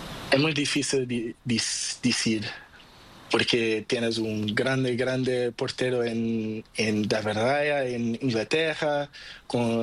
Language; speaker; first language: Spanish; non-native, learner; Portuguese